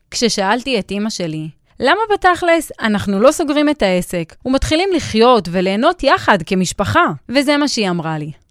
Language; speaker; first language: Hebrew; native; Hebrew